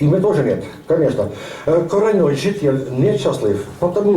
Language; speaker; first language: Russian; non-native, learner; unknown